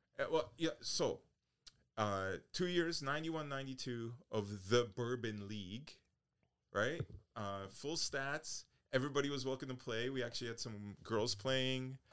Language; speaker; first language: English; early bilingual, other home language; Polish